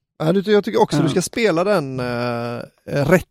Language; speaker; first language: Swedish; native; Swedish